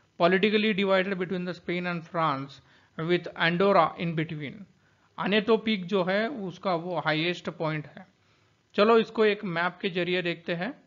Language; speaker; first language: Hindi; non-native, local second language; Marathi